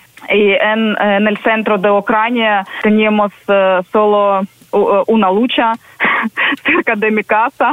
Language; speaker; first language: Spanish; non-native, learner; Ukrainian